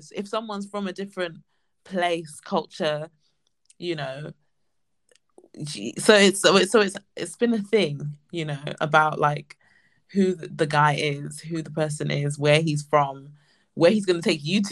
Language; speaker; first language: English; native; English